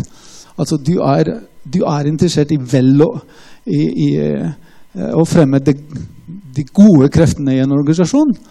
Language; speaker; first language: Norwegian; non-native, fluent; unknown